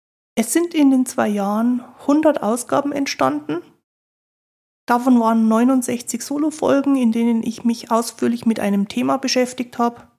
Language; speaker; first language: German; native; German